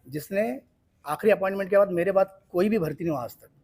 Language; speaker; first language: Hindi; non-native, local second language; Marathi